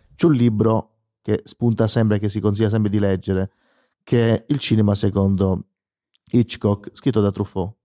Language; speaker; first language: Italian; native; Italian